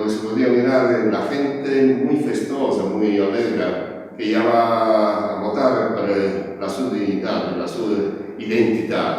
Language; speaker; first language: Spanish; non-native, learner; Italian